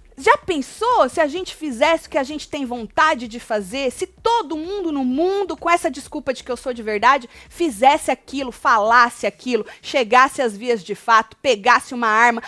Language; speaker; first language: Portuguese; native; Portuguese